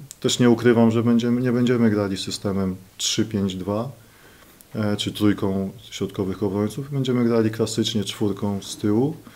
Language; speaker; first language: Polish; native; Polish